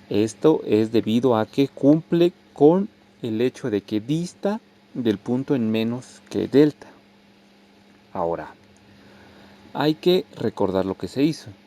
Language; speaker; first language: Spanish; native; Spanish